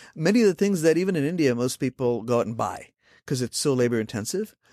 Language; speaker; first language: English; non-native, local second language; Hindi